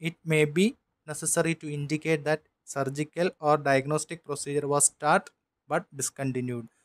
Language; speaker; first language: English; non-native, local second language; Malayalam